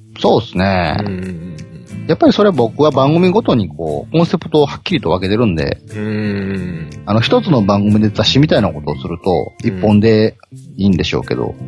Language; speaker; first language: Japanese; native; Japanese